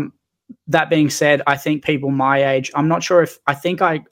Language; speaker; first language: English; native; English